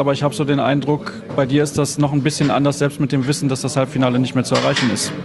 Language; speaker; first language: German; native; German